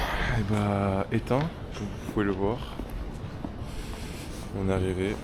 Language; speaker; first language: French; native; French